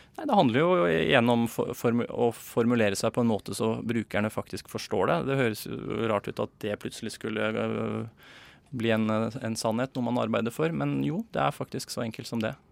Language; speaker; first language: Norwegian; native; Norwegian